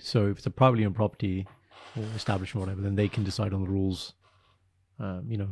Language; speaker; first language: English; early bilingual, other home language; Punjabi